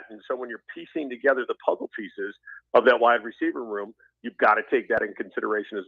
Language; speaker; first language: English; native; English